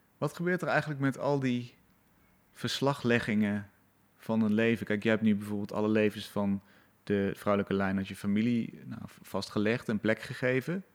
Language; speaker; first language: Dutch; native; Dutch